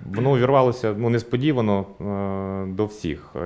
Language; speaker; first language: Ukrainian; native; Ukrainian